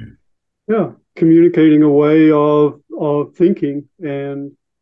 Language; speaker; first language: English; native; English